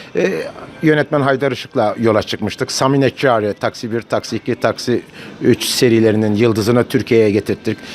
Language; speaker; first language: Turkish; native; Turkish